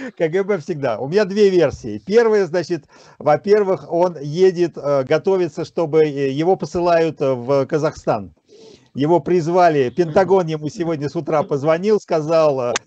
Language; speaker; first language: Russian; native; Russian